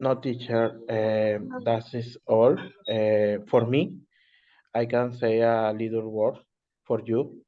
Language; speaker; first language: English; non-native, learner; Spanish